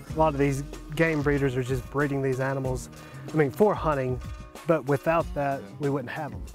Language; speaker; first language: English; native; English